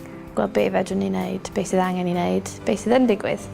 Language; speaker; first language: Welsh; native; Welsh